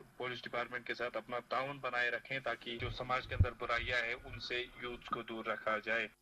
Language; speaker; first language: Urdu; non-native, local second language; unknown